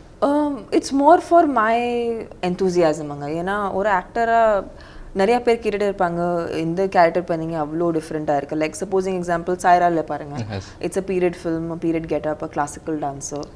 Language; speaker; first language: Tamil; non-native, local second language; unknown